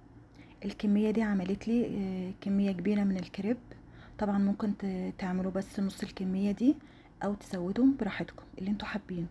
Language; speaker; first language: Arabic; native; Arabic